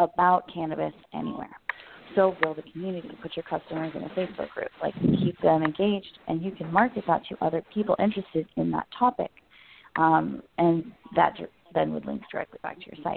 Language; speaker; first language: English; native; English